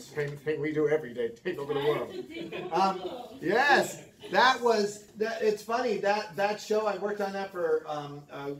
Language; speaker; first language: English; native; English